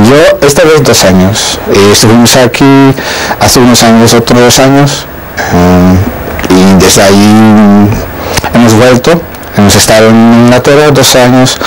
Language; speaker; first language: Spanish; non-native, fluent; Dutch